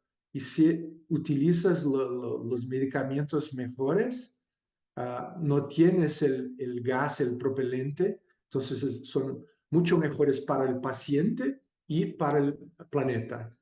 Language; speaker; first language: Spanish; non-native, fluent; Portuguese